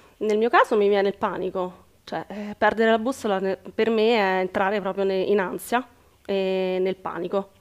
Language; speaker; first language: Italian; native; Italian